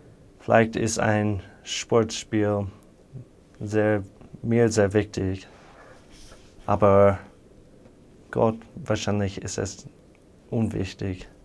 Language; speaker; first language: German; non-native, fluent; English